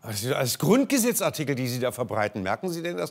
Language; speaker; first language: German; native; German